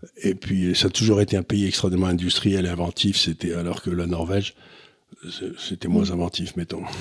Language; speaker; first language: French; native; French